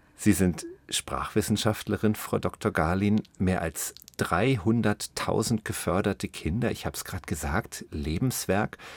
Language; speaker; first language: German; native; German